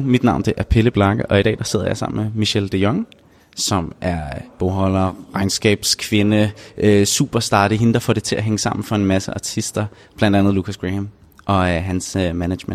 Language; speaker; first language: Danish; native; Danish